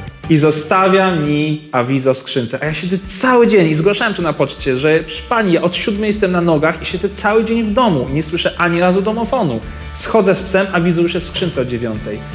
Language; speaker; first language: Polish; native; Polish